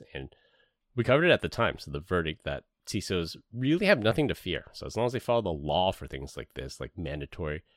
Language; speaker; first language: English; native; English